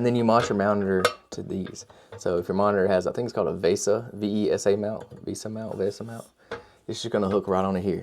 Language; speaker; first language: English; native; English